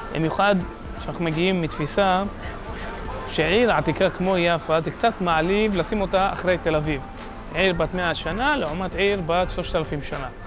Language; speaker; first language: Hebrew; non-native, local second language; Arabic